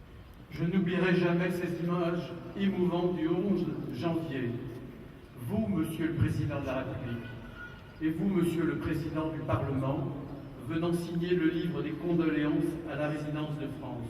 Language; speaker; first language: French; native; French